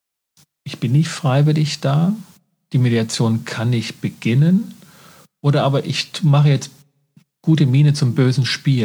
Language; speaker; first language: German; native; German